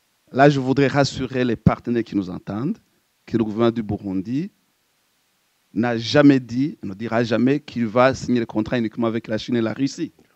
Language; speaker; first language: French; non-native, local second language; Rundi